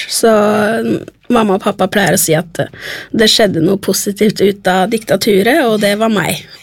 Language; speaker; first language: Norwegian; native; Norwegian